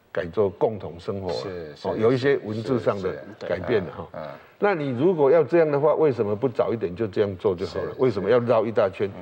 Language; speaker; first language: Chinese; native; Chinese